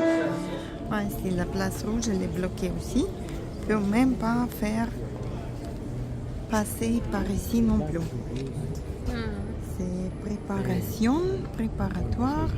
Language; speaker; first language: French; non-native, fluent; Russian